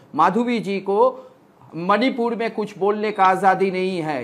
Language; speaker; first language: Hindi; non-native, local second language; Bangla